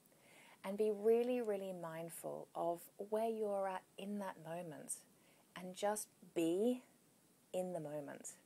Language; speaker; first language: English; native; English